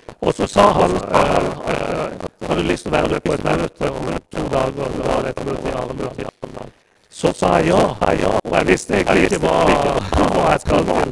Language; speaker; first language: Norwegian; non-native, fluent; Persian